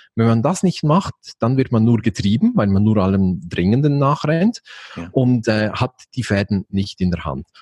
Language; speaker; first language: German; native; German